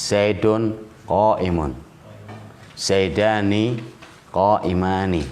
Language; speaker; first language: Arabic; non-native, fluent; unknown